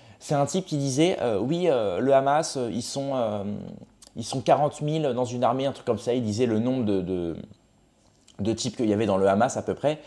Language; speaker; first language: French; native; French